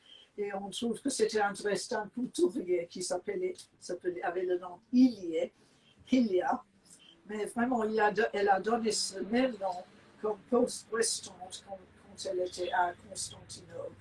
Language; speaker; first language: French; non-native, fluent; English